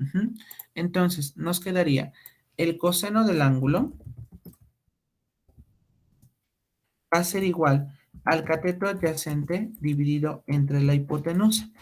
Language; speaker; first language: Spanish; native; Spanish